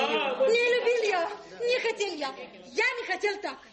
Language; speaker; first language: Russian; non-native, learner; German